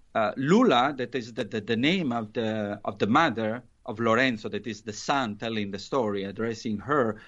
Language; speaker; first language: English; non-native, fluent; Italian